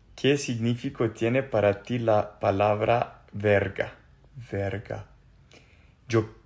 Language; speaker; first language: Spanish; non-native, learner; Serbian